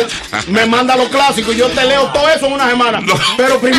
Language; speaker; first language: Spanish; native; Spanish